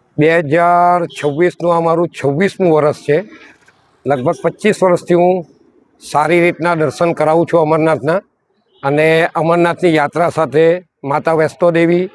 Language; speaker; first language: Gujarati; native; Gujarati